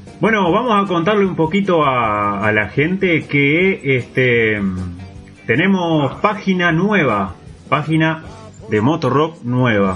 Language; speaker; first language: Spanish; native; Spanish